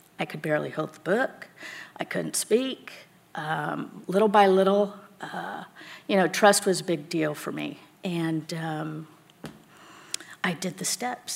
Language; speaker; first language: English; native; English